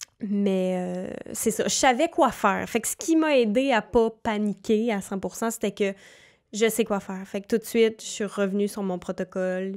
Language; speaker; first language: French; native; French